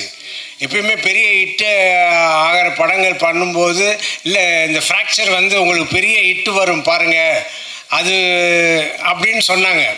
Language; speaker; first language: Tamil; non-native, local second language; Telugu